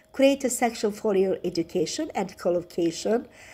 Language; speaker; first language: English; non-native, fluent; Azerbaijani